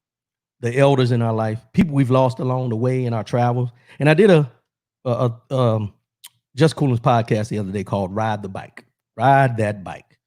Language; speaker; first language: English; native; English